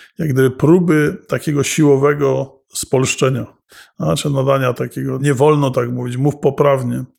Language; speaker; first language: Polish; non-native, local second language; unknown